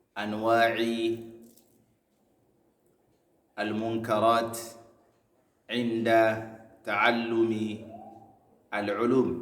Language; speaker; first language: Arabic; non-native, fluent; Hausa